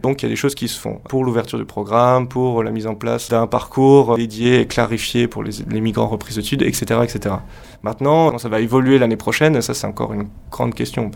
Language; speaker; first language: French; native; French